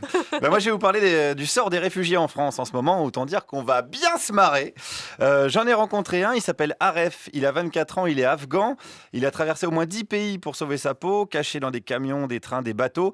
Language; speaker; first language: French; native; French